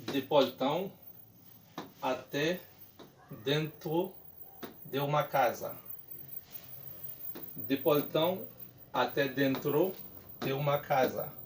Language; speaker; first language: Portuguese; non-native, learner; Haitian Creole